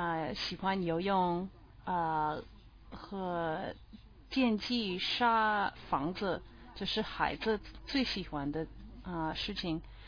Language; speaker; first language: Chinese; non-native, learner; English